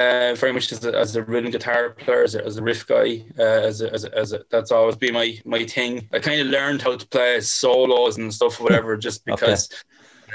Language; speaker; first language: English; native; English